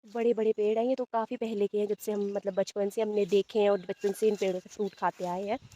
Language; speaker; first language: Hindi; native; Hindi